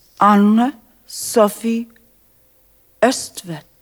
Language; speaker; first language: Norwegian; non-native, learner; German